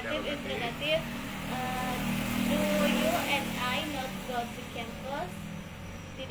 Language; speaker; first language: English; non-native, learner; Indonesian